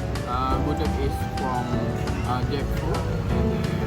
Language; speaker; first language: English; non-native, local second language; Indonesian